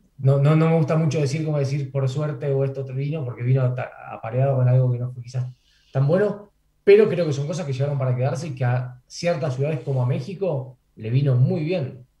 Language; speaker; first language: Spanish; native; Spanish